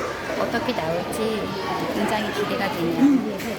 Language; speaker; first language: Korean; native; Korean